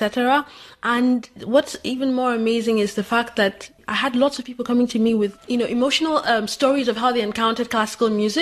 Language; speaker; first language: English; non-native, local second language; Yoruba